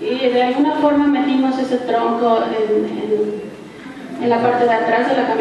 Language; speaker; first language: Spanish; native; Spanish